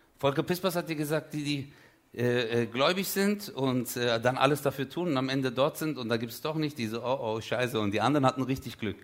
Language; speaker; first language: German; early bilingual, other home language; Turkish